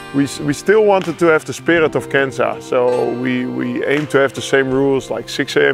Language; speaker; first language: English; non-native, fluent; Dutch